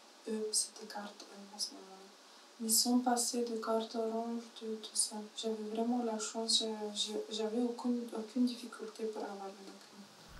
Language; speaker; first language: French; non-native, fluent; Turkish